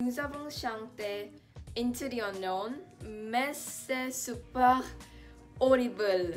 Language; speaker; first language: French; non-native, learner; Korean